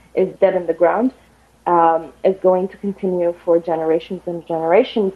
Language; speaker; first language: English; non-native, fluent; Arabic